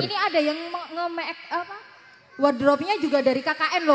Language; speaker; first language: Indonesian; native; Indonesian